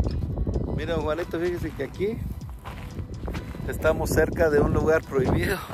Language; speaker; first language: Spanish; native; Spanish